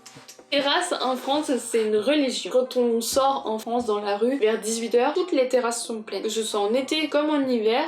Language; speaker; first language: French; native; French